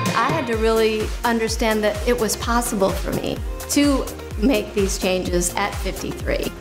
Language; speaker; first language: English; native; English